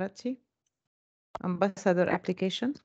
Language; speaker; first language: Arabic; native; Arabic